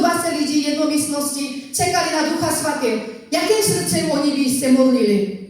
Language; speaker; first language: Czech; non-native, fluent; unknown